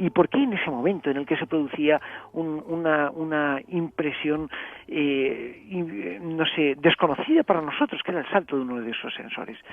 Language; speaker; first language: Spanish; native; Spanish